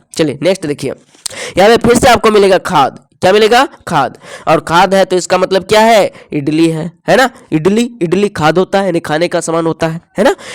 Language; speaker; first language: Hindi; native; Hindi